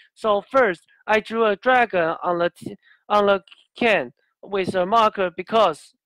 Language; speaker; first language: English; non-native, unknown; Chinese